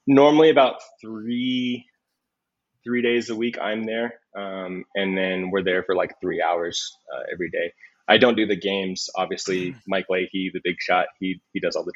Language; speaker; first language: English; native; English